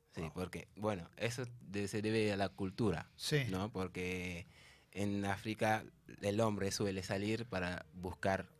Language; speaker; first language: Spanish; non-native, fluent; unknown